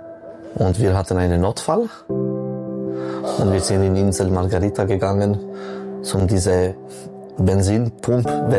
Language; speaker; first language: German; non-native, local second language; French